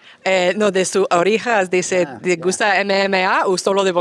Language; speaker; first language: Spanish; non-native, learner; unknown